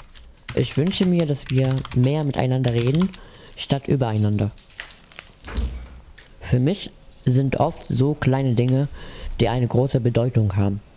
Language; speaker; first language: German; non-native, fluent; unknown